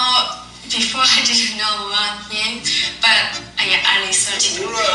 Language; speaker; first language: English; non-native, learner; Korean